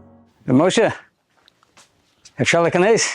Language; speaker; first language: Hebrew; non-native, learner; English